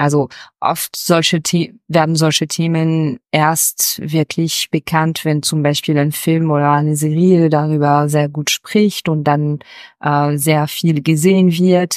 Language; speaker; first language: German; non-native, fluent; French